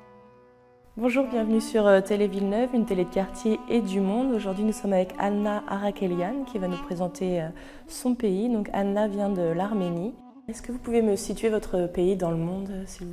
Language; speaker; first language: French; native; French